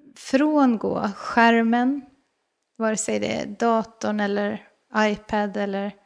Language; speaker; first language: Swedish; native; Swedish